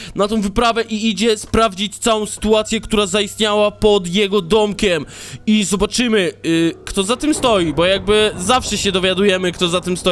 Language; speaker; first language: Polish; native; Polish